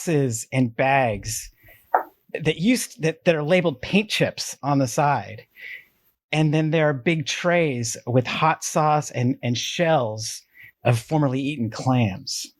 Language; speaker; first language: English; native; English